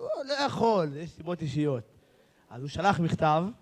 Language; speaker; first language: Hebrew; native; Hebrew